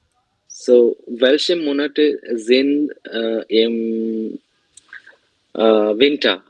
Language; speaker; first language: German; non-native, learner; Bangla